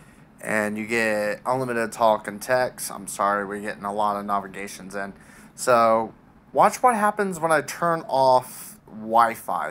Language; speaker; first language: English; native; English